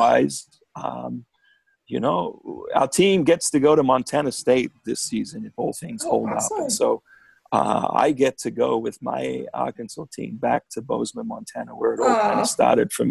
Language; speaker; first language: English; native; English